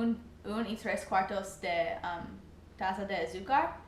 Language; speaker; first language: Spanish; non-native, learner; English